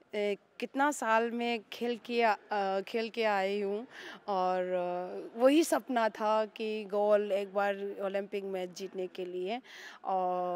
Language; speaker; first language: Hindi; non-native, local second language; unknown